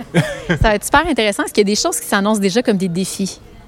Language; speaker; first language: French; native; French